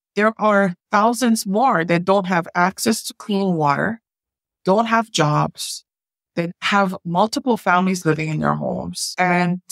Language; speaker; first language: English; native; English